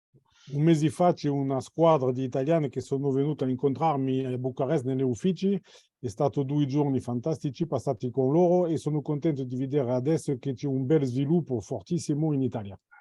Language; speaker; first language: Italian; non-native, fluent; French